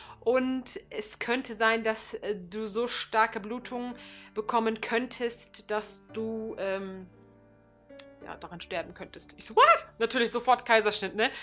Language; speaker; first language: German; early bilingual, other home language; Turkish